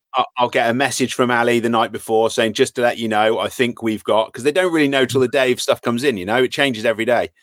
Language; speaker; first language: English; native; English